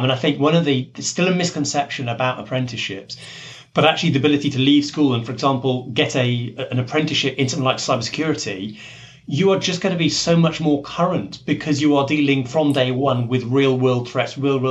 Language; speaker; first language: English; native; English